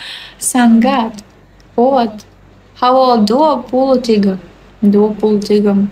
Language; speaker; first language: English; non-native, learner; Russian